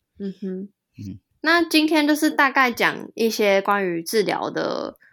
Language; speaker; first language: Chinese; native; Chinese